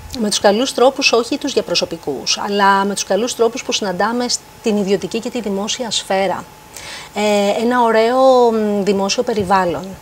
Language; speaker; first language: Greek; native; Greek